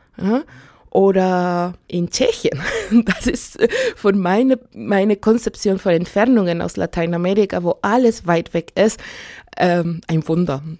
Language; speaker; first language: German; non-native, fluent; Spanish